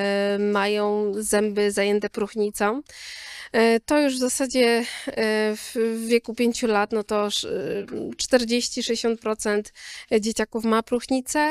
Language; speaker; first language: Polish; native; Polish